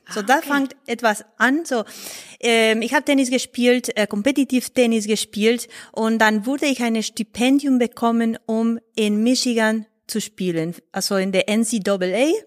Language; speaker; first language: German; non-native, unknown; Spanish